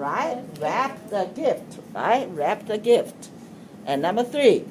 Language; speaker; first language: English; non-native, fluent; Chinese